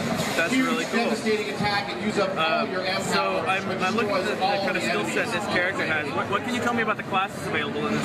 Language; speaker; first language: English; native; English